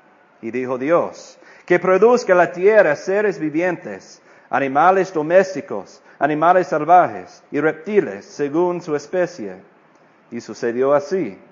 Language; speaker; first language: Spanish; non-native, fluent; English